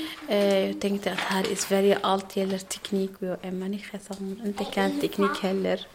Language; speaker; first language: Swedish; non-native, learner; Arabic